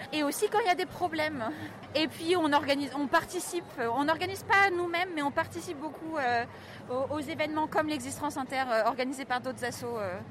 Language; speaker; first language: French; native; French